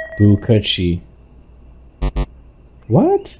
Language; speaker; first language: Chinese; non-native, learner; English